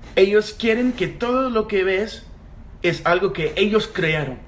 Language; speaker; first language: Spanish; non-native, learner; English